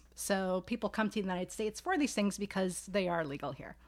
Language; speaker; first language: English; native; English